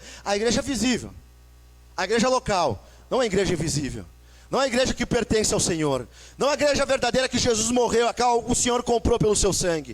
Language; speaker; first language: Portuguese; native; Portuguese